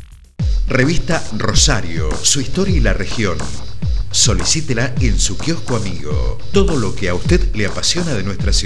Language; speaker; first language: Spanish; native; Spanish